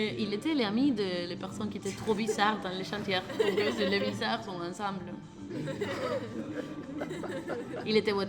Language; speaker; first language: French; non-native, learner; Spanish